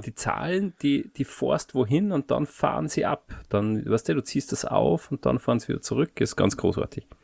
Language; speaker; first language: German; native; German